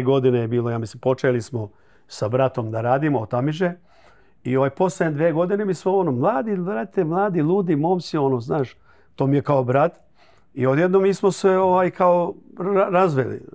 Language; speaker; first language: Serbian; early bilingual, heritage; Croatian